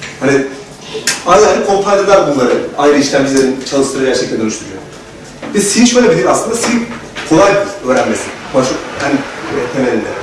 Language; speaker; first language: Turkish; native; Turkish